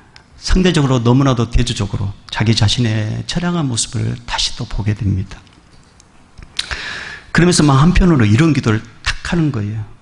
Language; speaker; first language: Korean; native; Korean